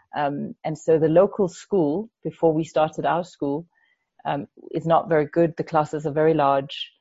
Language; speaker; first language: English; non-native, fluent; Danish